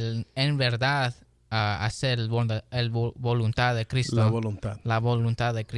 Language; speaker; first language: Spanish; early bilingual, heritage; Spanish